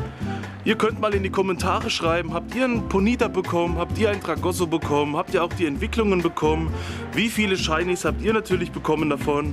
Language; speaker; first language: German; native; German